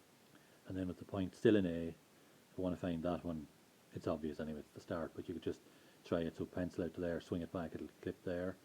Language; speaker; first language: English; native; English